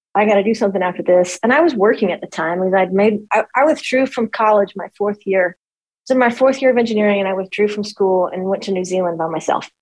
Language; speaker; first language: English; native; English